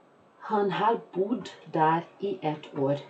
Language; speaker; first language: Norwegian; non-native, fluent; Portuguese